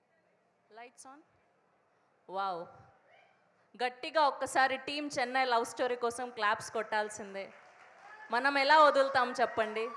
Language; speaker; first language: Telugu; native; Telugu